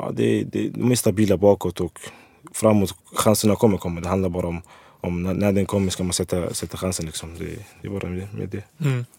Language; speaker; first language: Swedish; early bilingual, other home language; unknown